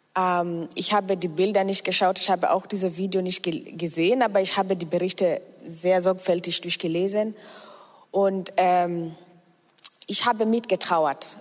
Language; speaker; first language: German; non-native, fluent; Swahili